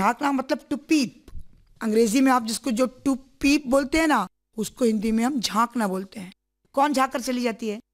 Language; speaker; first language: Hindi; non-native, local second language; Malayalam